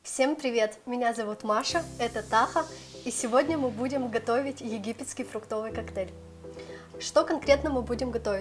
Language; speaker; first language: Russian; native; Russian